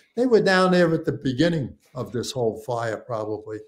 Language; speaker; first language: English; native; English